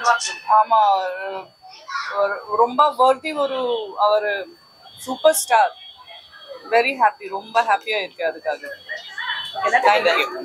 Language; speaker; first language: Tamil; non-native, fluent; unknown